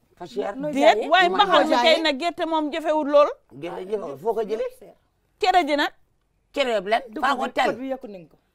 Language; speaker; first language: Wolof; native; Wolof